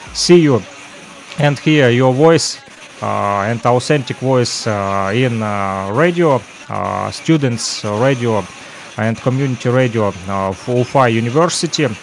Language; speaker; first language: English; non-native, learner; Russian